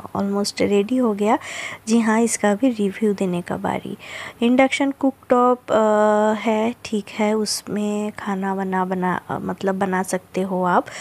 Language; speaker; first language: Hindi; non-native, local second language; Bangla